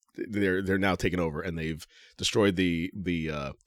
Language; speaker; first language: English; native; English